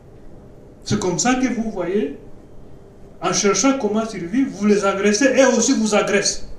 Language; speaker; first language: French; non-native, local second language; Swahili